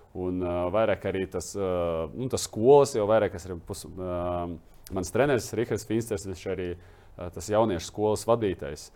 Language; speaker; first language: Latvian; non-native, local second language; Russian